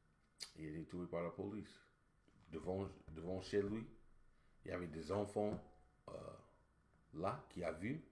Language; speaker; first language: French; non-native, learner; English